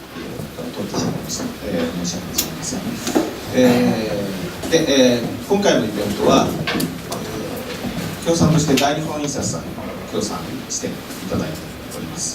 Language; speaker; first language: Japanese; native; Japanese